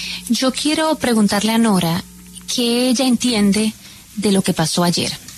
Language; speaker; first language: Spanish; native; Spanish